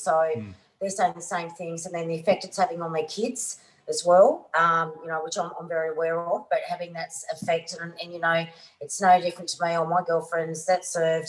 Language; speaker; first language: English; native; English